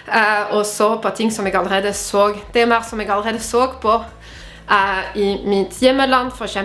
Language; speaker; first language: Norwegian; non-native, fluent; French